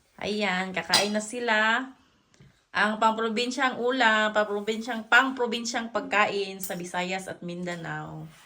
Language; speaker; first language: Filipino; non-native, local second language; Cebuano